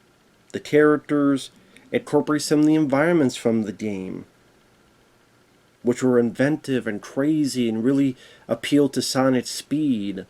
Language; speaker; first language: English; native; English